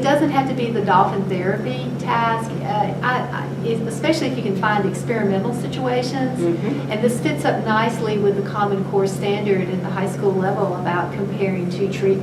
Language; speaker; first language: English; native; English